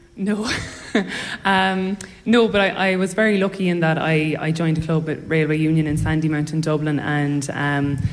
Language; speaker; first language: English; native; English